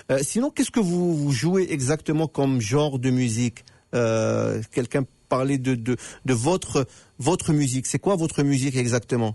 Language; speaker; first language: French; native; French